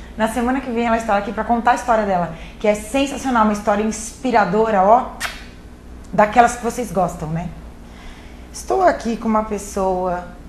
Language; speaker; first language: Portuguese; native; Portuguese